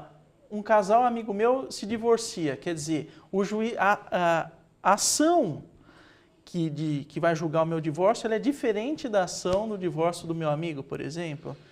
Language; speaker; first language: Portuguese; native; Portuguese